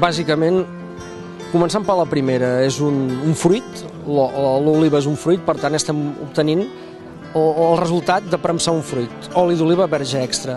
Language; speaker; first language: Catalan; native; Catalan